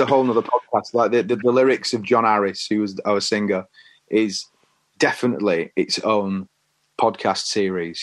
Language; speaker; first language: English; native; English